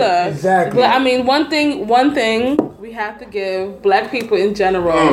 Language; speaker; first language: English; native; English